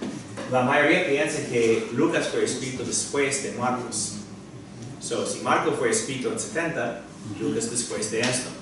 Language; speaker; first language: Spanish; non-native, fluent; English